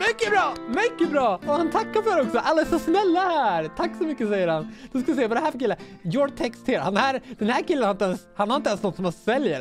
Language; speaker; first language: Swedish; native; Swedish